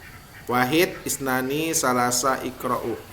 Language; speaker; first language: Arabic; non-native, fluent; Javanese